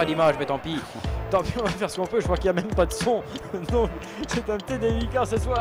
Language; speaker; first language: French; native; French